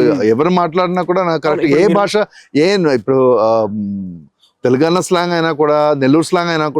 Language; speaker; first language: Telugu; non-native, local second language; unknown